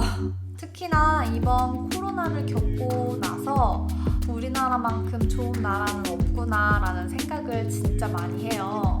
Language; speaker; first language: Korean; native; Korean